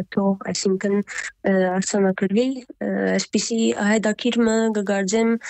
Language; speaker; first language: Armenian; early bilingual, heritage; Armenian